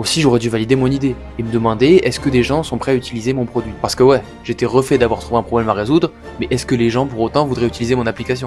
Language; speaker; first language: French; native; French